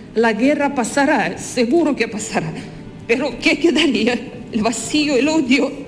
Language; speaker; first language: Spanish; non-native, fluent; Russian